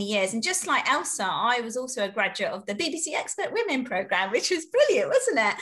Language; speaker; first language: English; native; English